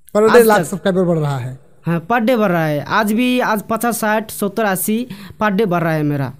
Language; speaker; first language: Hindi; non-native, local second language; Bangla